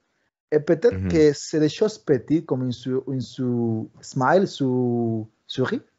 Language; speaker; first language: French; early bilingual, other home language; Spanish